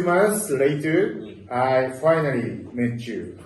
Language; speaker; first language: English; non-native, learner; Japanese